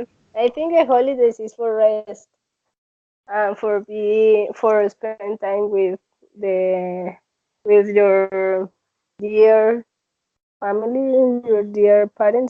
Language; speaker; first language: English; non-native, learner; Spanish